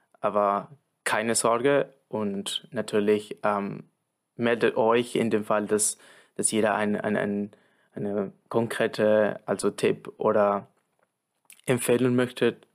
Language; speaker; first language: German; non-native, fluent; Spanish